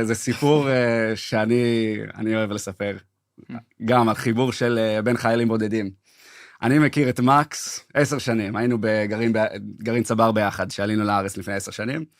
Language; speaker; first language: Hebrew; early bilingual, heritage; English